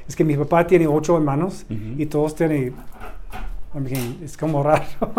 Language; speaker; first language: Spanish; non-native, learner; English